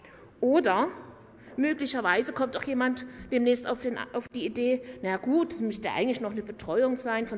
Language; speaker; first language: German; native; German